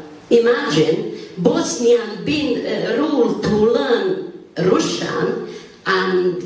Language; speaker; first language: English; non-native, learner; Bosnian